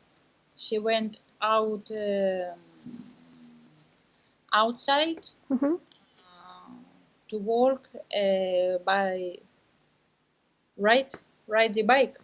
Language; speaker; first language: English; non-native, learner; Spanish